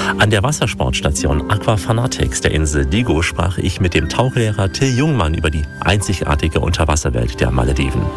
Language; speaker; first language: German; native; German